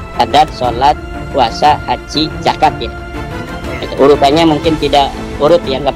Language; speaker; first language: Indonesian; native; Indonesian